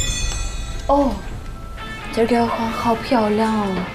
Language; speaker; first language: Chinese; non-native, fluent; Russian